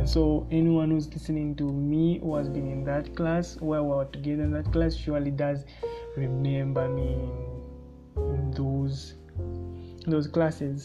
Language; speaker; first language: English; non-native, local second language; Bemba